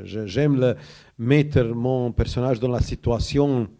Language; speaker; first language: French; non-native, learner; Croatian